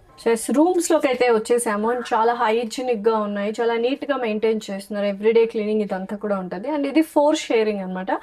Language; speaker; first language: Telugu; native; Telugu